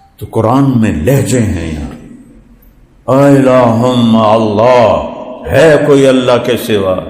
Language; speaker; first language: Urdu; non-native, local second language; Punjabi